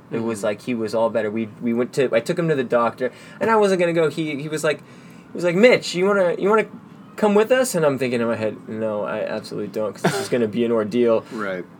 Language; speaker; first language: English; native; English